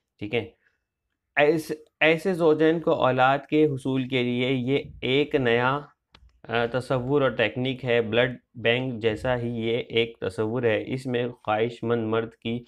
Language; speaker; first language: Urdu; native; Urdu